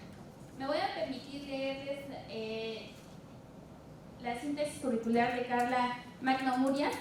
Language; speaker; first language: Spanish; native; Spanish